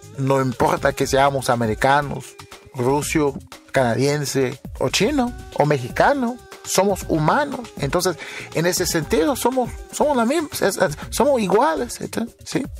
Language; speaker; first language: Spanish; non-native, fluent; Haitian Creole